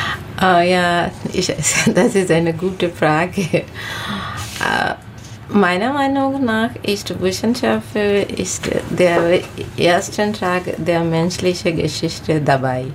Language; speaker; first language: German; non-native, learner; Bangla